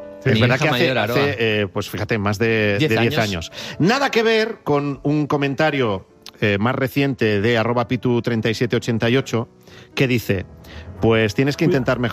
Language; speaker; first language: Spanish; native; Spanish